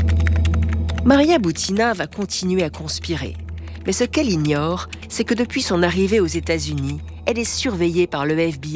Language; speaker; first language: French; native; French